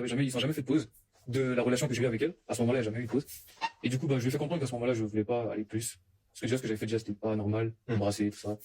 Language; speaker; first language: French; native; French